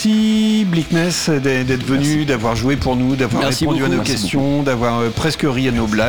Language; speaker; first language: French; native; French